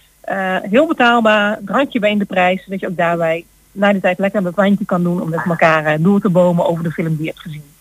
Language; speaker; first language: Dutch; native; Dutch